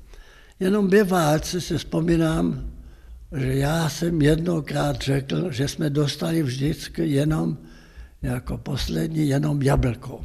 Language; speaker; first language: Czech; non-native, local second language; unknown